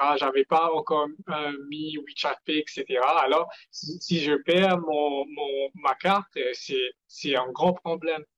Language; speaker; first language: French; non-native, local second language; Morisyen